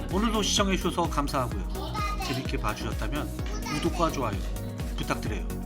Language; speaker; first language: Korean; native; Korean